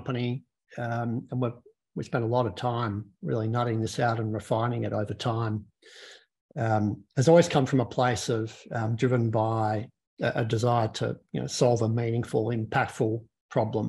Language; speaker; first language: English; native; English